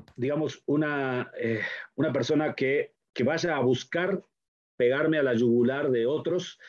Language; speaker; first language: Spanish; native; Spanish